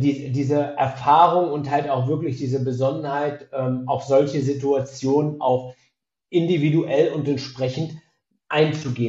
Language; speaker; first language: German; native; German